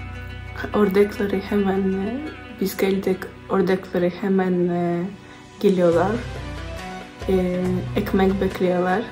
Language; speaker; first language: Turkish; non-native, learner; Ukrainian